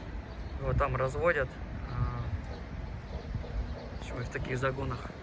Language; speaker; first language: Russian; native; Russian